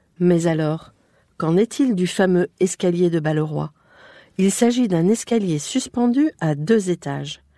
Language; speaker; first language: French; native; French